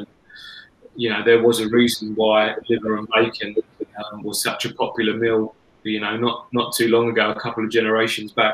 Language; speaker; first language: English; native; English